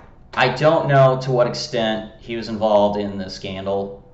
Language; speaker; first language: English; native; English